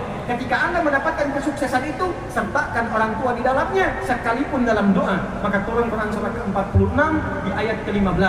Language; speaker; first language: Indonesian; native; Indonesian